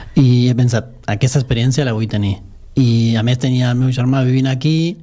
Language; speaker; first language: Catalan; non-native, fluent; Spanish